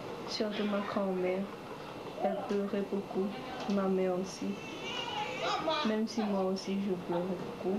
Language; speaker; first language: French; early bilingual, other home language; Chinese